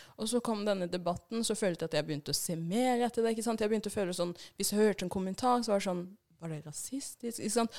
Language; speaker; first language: Norwegian; early bilingual, other home language; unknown